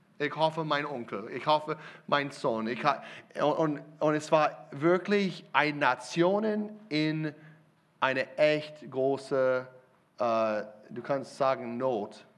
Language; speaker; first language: German; non-native, learner; English